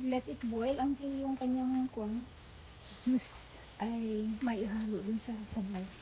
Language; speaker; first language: Filipino; non-native, local second language; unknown